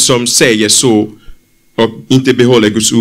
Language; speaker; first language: Swedish; non-native, fluent; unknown